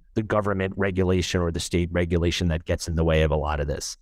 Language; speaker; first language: English; native; English